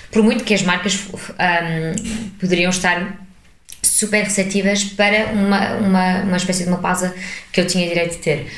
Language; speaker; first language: Portuguese; early bilingual, heritage; English